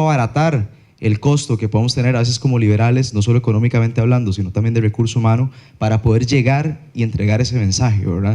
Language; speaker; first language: Spanish; native; Spanish